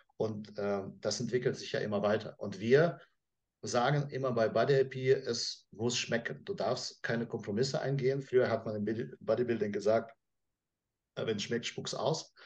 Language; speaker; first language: German; non-native, fluent; Russian